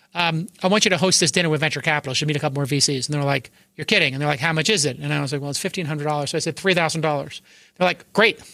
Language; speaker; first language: English; native; English